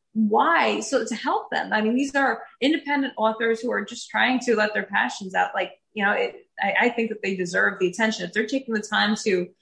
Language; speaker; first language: English; native; English